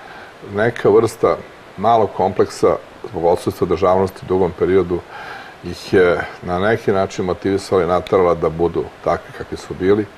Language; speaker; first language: Croatian; native; Croatian